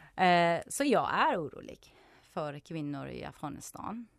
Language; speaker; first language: Swedish; non-native, fluent; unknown